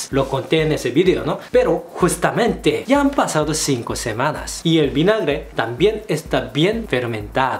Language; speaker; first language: Spanish; non-native, fluent; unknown